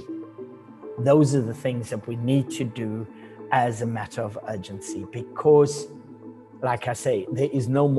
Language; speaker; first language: English; non-native, local second language; Zulu